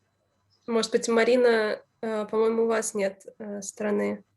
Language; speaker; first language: Russian; native; Russian